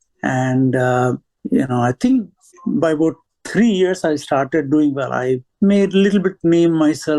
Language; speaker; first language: English; non-native, local second language; Telugu